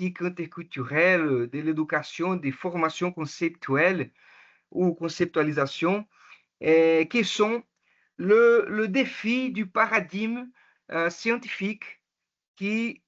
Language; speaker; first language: French; non-native, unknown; Portuguese